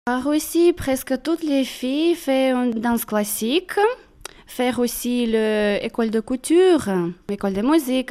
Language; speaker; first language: French; non-native, learner; Russian